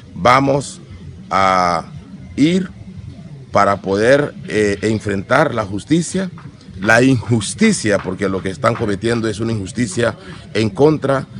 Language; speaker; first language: Spanish; native; Spanish